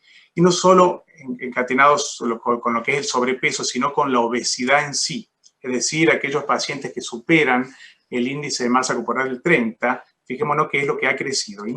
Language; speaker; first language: Spanish; native; Spanish